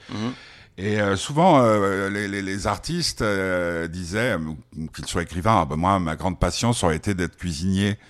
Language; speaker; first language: French; native; French